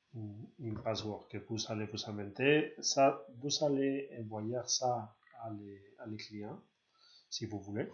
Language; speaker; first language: French; non-native, learner; Spanish